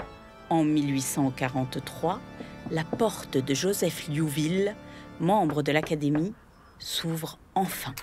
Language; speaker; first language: French; native; French